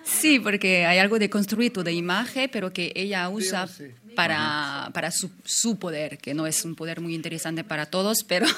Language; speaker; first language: Spanish; non-native, fluent; French